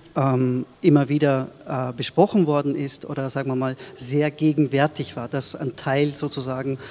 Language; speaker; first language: German; early bilingual, other home language; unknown